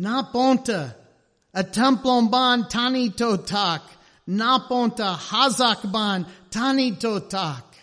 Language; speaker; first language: Hungarian; non-native, learner; English